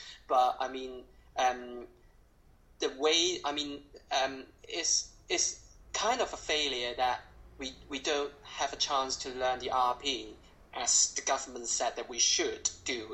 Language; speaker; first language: English; non-native, local second language; Cantonese